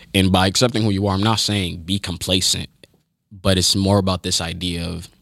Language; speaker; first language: English; early bilingual, other home language; Haitian Creole